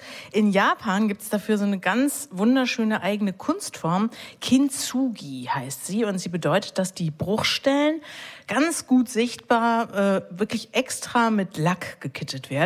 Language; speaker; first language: German; native; German